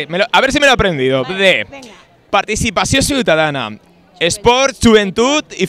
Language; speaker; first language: Spanish; native; Spanish